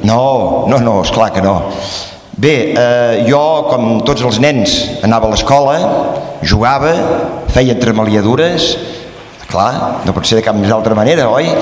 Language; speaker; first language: Catalan; native; Catalan